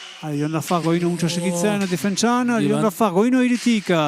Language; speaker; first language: Basque; native; Basque